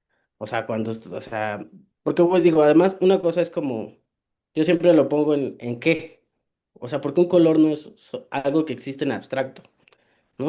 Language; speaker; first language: Spanish; native; Spanish